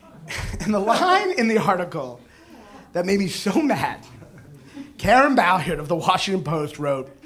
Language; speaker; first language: English; native; English